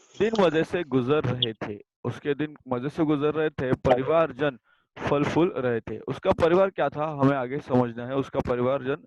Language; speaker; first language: Hindi; non-native, local second language; Marathi